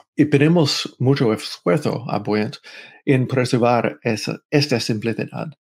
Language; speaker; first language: Spanish; non-native, fluent; English